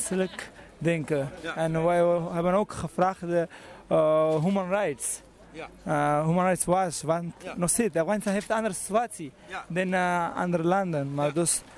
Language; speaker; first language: Dutch; non-native, learner; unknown